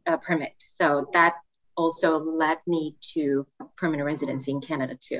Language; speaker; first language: English; non-native, fluent; Korean